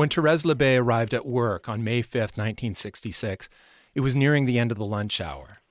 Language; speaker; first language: English; native; English